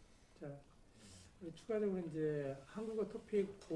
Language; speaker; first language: Korean; native; Korean